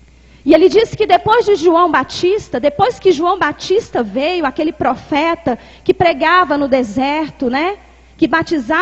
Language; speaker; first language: Portuguese; native; Portuguese